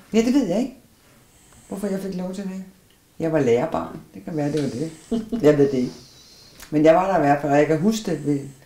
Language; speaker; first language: Danish; native; Danish